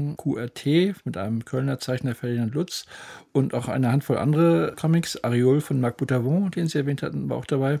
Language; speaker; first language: German; native; German